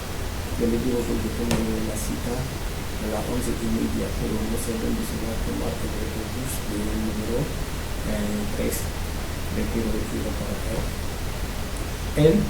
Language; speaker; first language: Spanish; non-native, learner; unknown